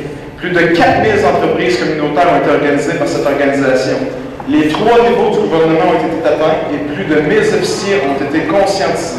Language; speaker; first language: French; native; French